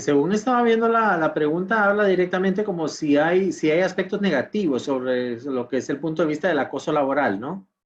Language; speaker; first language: Spanish; native; Spanish